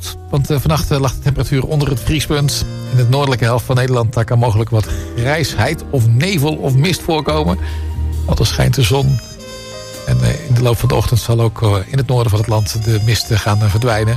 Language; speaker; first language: Dutch; native; Dutch